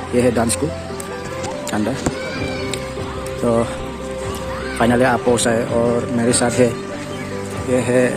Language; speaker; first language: Hindi; non-native, local second language; Bodo